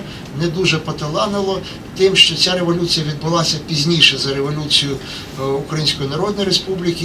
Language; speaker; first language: Ukrainian; native; Ukrainian